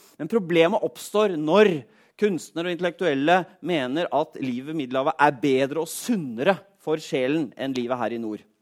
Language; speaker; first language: Norwegian; native; Norwegian